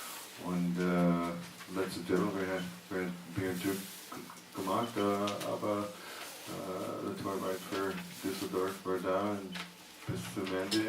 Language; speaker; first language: German; non-native, learner; English